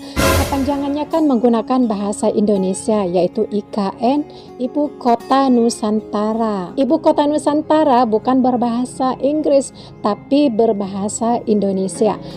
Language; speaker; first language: Indonesian; native; Indonesian